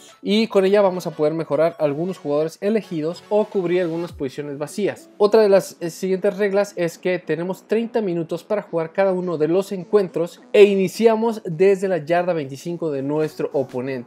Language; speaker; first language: Spanish; native; Spanish